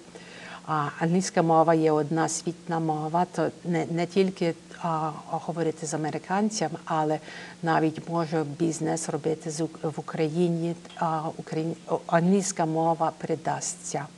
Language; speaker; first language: Ukrainian; early bilingual, heritage; Ukrainian